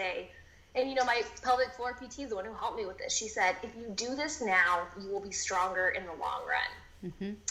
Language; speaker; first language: English; native; English